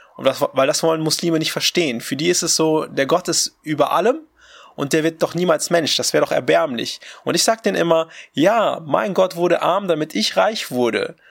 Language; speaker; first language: German; early bilingual, other home language; Russian